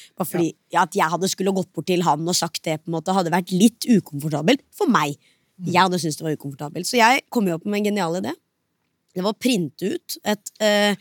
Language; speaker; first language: Norwegian; early bilingual, other home language; Hindi